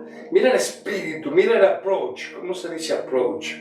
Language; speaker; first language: Spanish; native; Spanish